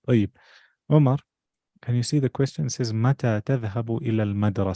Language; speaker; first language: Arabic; non-native, fluent; English